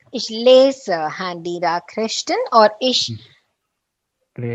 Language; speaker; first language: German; non-native, fluent; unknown